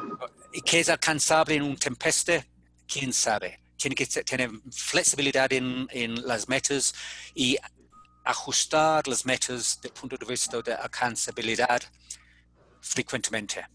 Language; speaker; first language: Spanish; non-native, fluent; English